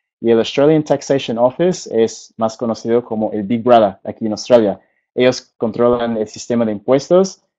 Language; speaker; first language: Spanish; early bilingual, heritage; Spanish